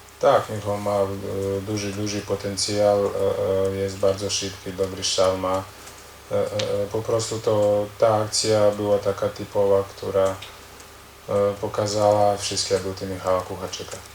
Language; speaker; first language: Polish; non-native, learner; Croatian